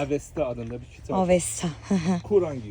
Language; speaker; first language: Turkish; non-native, learner; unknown